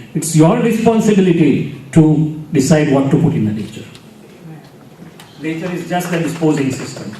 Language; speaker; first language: English; non-native, local second language; Gujarati